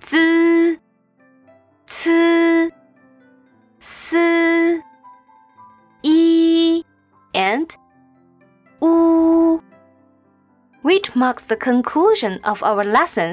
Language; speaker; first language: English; non-native, fluent; Chinese